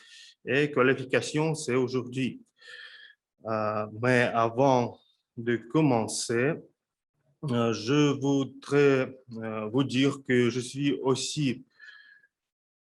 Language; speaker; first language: French; non-native, fluent; Russian